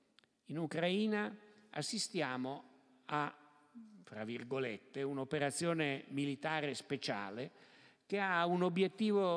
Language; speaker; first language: Italian; native; Italian